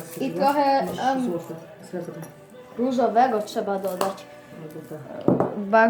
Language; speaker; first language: Polish; early bilingual, heritage; Polish